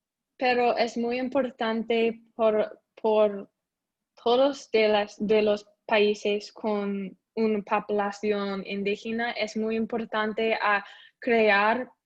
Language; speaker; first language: Spanish; non-native, learner; English